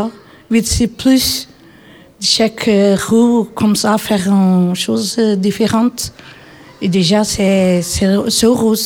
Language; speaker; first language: French; non-native, learner; Portuguese